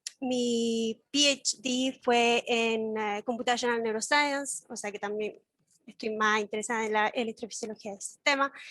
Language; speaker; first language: Spanish; native; Spanish